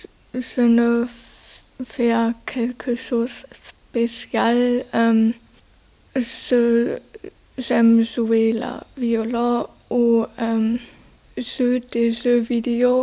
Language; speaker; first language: French; non-native, learner; German